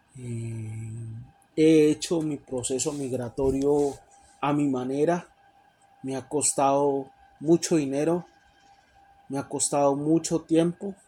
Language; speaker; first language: Spanish; native; Spanish